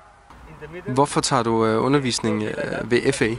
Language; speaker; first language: Danish; native; Danish